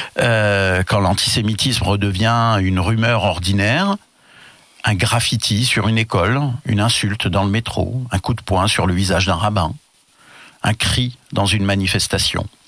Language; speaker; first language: French; native; French